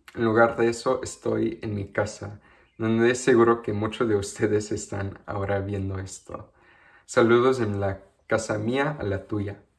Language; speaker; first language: Spanish; early bilingual, other home language; English